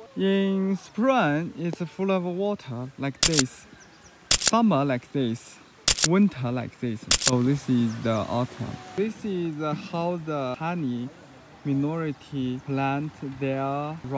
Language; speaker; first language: English; non-native, learner; Chinese